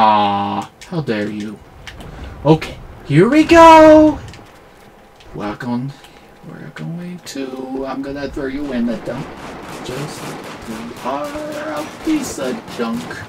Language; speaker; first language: English; native; English